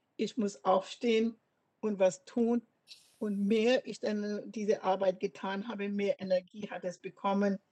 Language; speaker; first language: German; non-native, fluent; Punjabi